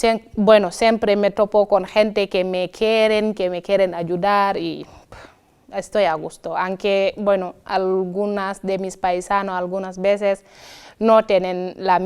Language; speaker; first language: Spanish; non-native, fluent; Wolof